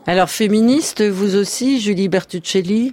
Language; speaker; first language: French; native; French